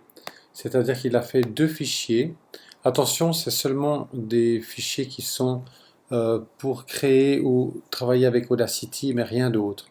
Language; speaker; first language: French; native; French